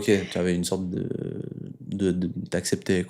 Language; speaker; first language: French; native; French